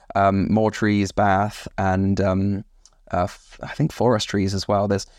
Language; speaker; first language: English; native; English